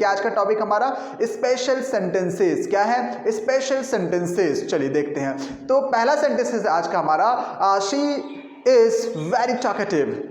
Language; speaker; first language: Hindi; native; Hindi